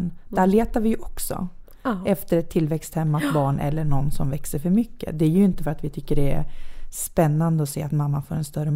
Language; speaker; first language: Swedish; native; Swedish